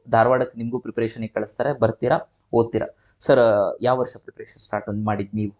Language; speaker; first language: Kannada; native; Kannada